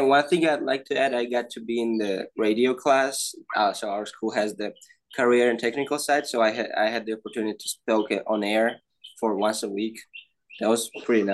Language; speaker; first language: English; non-native, fluent; Georgian